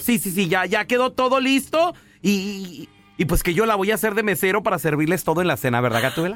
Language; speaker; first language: Spanish; native; Spanish